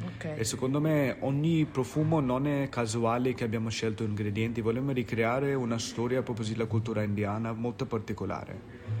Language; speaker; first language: Italian; non-native, fluent; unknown